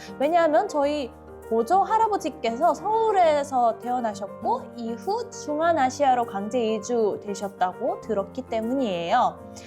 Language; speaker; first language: Korean; non-native, fluent; Russian